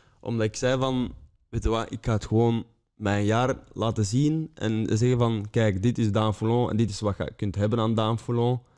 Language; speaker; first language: Dutch; native; Dutch